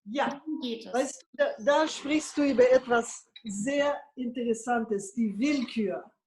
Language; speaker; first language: German; non-native, fluent; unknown